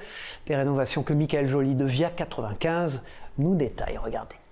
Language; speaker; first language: French; native; French